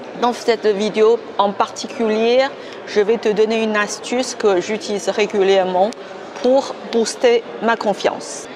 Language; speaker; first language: French; non-native, fluent; Chinese